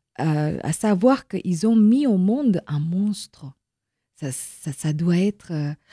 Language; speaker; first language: French; non-native, fluent; Indonesian